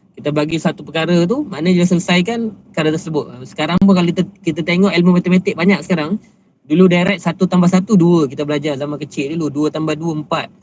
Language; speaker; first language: Malay; native; Malay